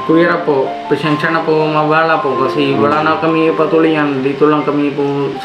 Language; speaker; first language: Filipino; non-native, learner; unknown